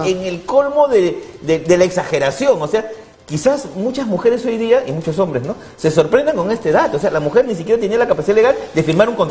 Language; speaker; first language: Spanish; native; Spanish